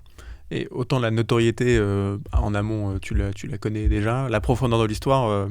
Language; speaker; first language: French; native; French